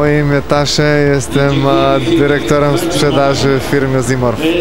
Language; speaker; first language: Polish; non-native, fluent; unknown